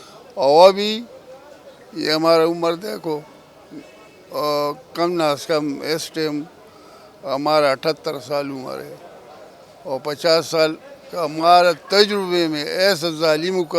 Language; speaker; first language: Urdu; non-native, local second language; Pashto